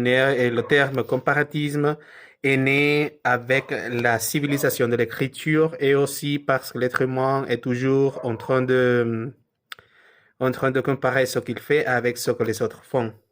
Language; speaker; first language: French; non-native, learner; Spanish